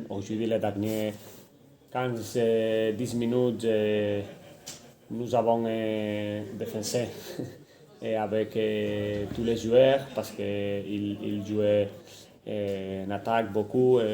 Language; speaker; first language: French; non-native, fluent; Spanish